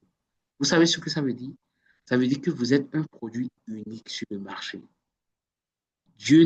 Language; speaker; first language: French; non-native, local second language; Haitian Creole